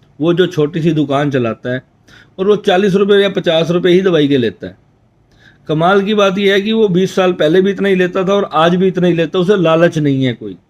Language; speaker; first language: Hindi; native; Hindi